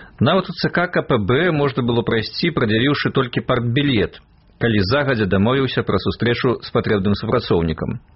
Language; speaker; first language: Belarusian; native; Belarusian